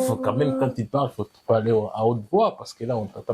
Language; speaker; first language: French; non-native, fluent; Kinyarwanda